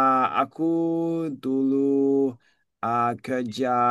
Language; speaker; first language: Indonesian; non-native, learner; English